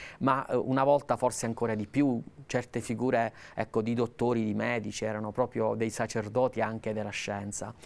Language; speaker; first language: Italian; native; Italian